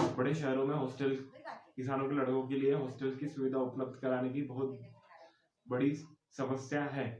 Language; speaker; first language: Hindi; non-native, local second language; Marathi